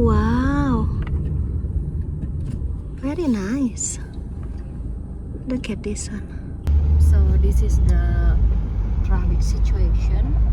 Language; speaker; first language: English; non-native, fluent; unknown